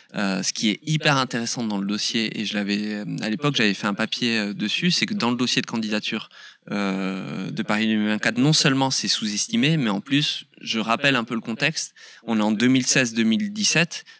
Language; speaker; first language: French; native; French